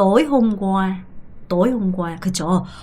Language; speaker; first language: Vietnamese; non-native, fluent; Korean